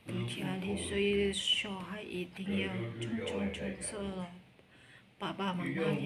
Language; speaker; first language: Chinese; non-native, learner; Indonesian